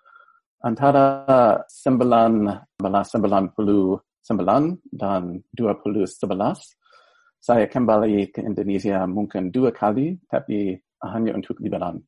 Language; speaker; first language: Indonesian; non-native, fluent; English